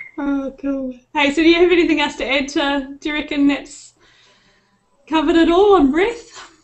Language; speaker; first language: English; native; English